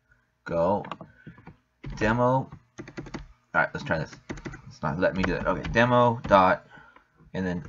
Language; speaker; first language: English; native; English